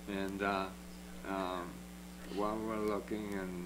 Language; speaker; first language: English; native; English